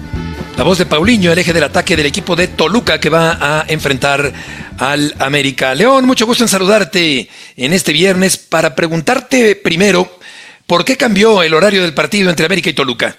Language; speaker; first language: Spanish; native; Spanish